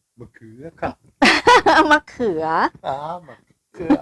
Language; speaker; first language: Thai; non-native, learner; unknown